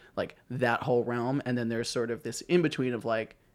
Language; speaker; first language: English; native; English